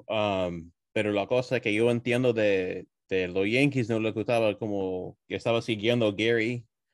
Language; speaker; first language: Spanish; early bilingual, other home language; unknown